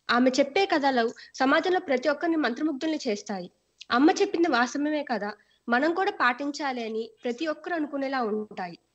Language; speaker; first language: Telugu; native; Telugu